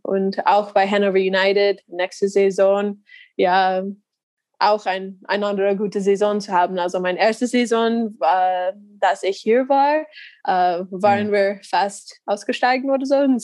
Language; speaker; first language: German; non-native, learner; English